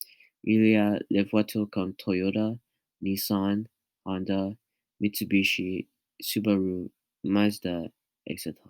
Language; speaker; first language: French; non-native, learner; English